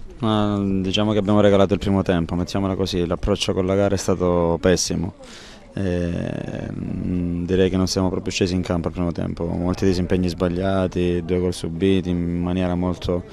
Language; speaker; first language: Italian; native; Italian